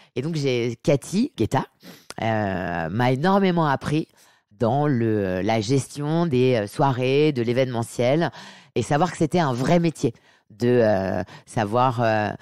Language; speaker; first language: French; native; French